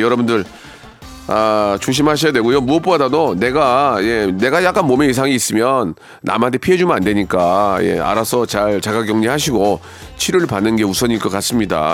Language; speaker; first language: Korean; native; Korean